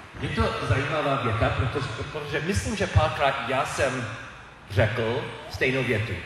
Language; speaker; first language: Czech; non-native, learner; English